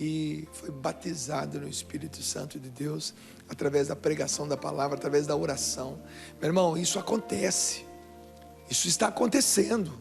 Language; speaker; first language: Portuguese; native; Portuguese